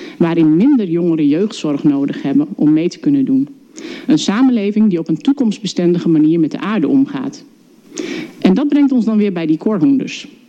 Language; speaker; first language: Dutch; native; Dutch